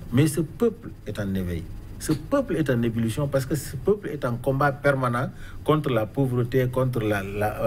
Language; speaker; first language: French; non-native, local second language; Wolof